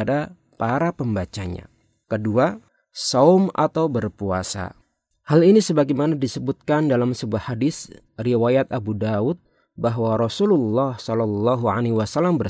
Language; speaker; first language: Indonesian; native; Indonesian